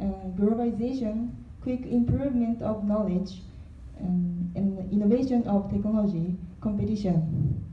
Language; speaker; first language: English; non-native, learner; Korean